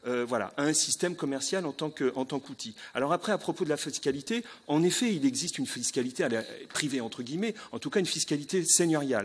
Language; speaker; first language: French; native; French